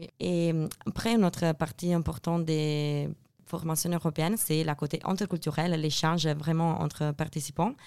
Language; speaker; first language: French; non-native, fluent; Italian